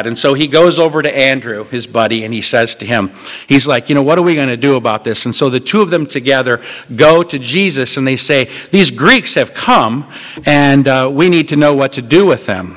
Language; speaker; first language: English; native; English